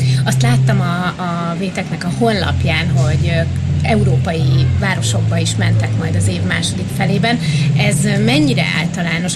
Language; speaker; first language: Hungarian; native; Hungarian